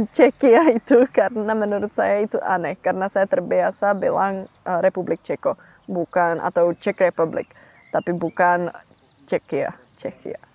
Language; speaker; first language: Indonesian; non-native, fluent; Czech